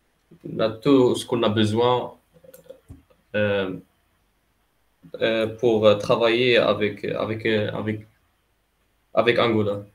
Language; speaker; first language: French; non-native, local second language; Arabic